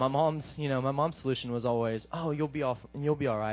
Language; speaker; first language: English; native; English